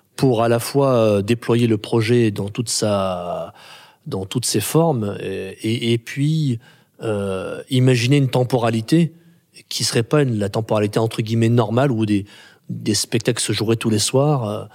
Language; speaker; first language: French; native; French